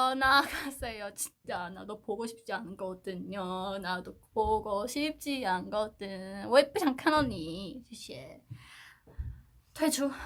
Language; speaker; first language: Korean; non-native, learner; Chinese